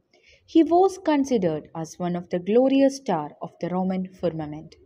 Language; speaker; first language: English; non-native, local second language; Malayalam